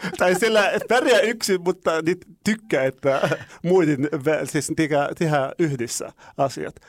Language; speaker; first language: Finnish; non-native, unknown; Arabic